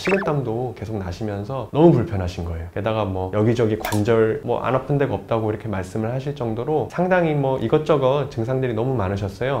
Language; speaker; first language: Korean; native; Korean